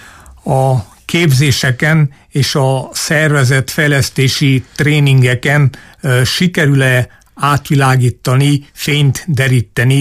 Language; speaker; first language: Hungarian; native; Hungarian